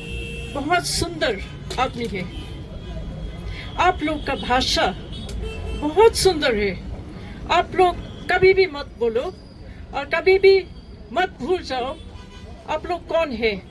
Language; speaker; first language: Hindi; non-native, learner; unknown